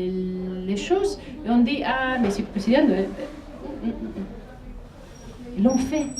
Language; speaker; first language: French; non-native, fluent; Spanish